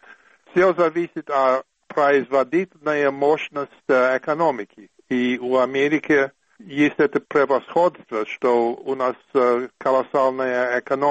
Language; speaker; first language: Russian; non-native, fluent; English